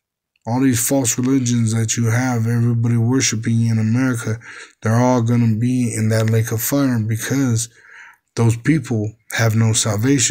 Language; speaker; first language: English; native; English